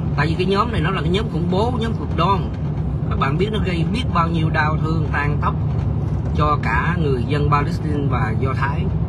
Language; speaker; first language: Vietnamese; native; Vietnamese